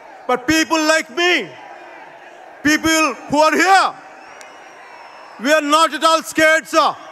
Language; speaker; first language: English; non-native, local second language; Telugu